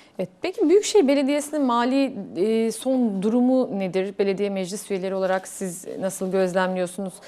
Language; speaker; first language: Turkish; native; Turkish